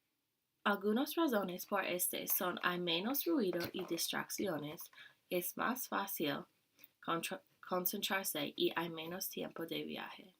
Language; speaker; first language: Spanish; non-native, learner; English